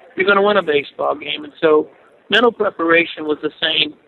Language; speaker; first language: English; native; English